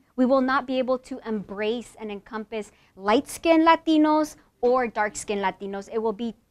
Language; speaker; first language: English; native; English